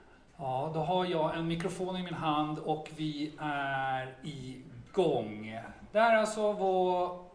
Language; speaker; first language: Swedish; native; Swedish